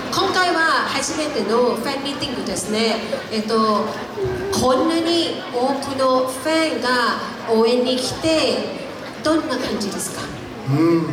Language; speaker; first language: Japanese; non-native, learner; Thai